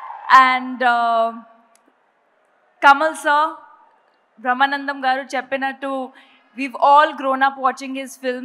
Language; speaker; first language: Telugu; non-native, local second language; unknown